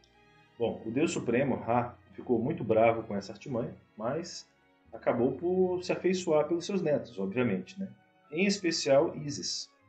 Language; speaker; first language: Portuguese; native; Portuguese